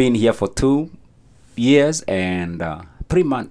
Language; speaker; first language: English; non-native, local second language; Meru